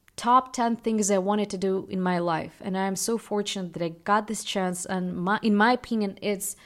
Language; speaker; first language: English; non-native, fluent; Russian